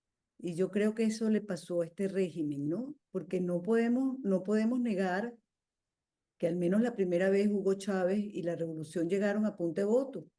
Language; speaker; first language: Spanish; native; Spanish